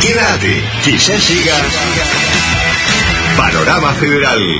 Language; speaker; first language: Spanish; native; Spanish